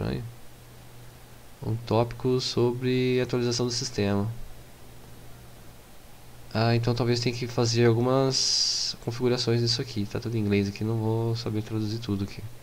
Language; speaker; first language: Portuguese; native; Portuguese